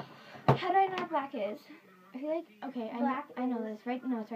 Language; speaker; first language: English; native; English